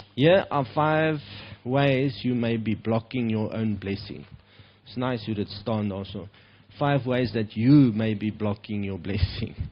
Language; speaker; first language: English; non-native, local second language; Afrikaans